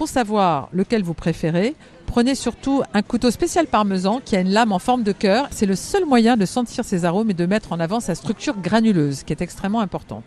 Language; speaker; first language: French; native; French